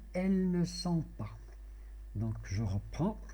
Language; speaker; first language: French; non-native, local second language; Arabic